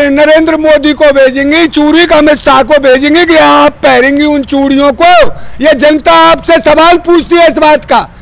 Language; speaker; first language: Hindi; native; Hindi